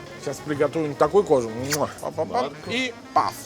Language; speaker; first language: Russian; non-native, fluent; Italian